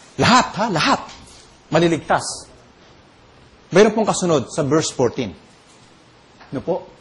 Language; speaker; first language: Filipino; non-native, local second language; Bikol